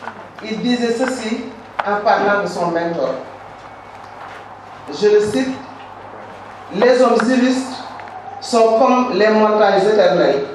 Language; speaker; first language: French; non-native, local second language; Wolof